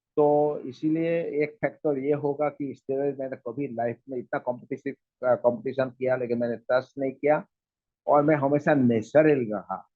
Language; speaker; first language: Hindi; non-native, local second language; Assamese